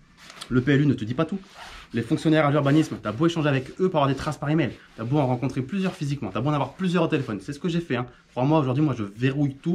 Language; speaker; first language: French; native; French